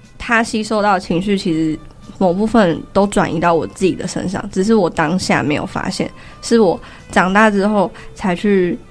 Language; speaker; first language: Chinese; native; Chinese